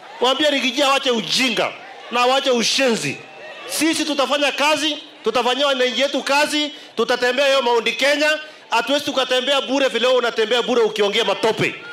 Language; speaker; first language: Swahili; non-native, local second language; Kalenjin